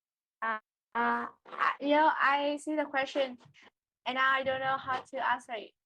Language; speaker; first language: English; non-native, learner; Vietnamese